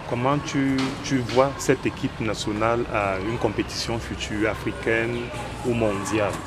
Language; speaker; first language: French; native; French